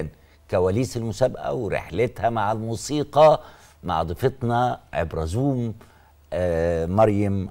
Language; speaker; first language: Arabic; native; Arabic